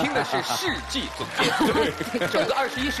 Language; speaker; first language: Chinese; native; Chinese